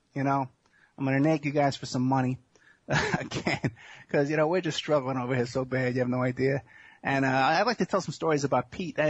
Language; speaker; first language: English; native; English